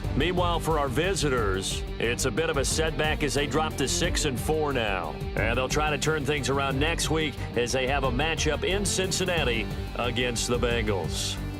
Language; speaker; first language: English; native; English